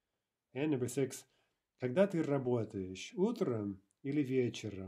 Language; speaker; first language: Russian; non-native, fluent; English